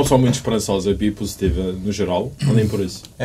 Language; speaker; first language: Portuguese; native; Portuguese